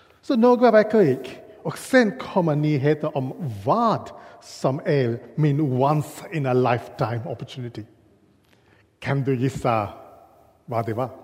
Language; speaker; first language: Swedish; non-native, learner; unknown